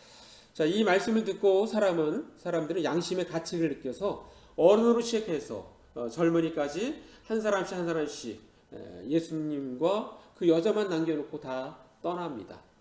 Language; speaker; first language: Korean; native; Korean